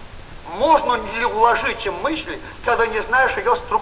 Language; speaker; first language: Polish; non-native, learner; Russian